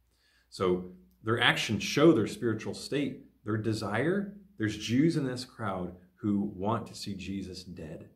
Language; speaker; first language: English; native; English